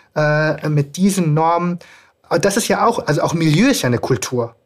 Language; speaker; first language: German; native; German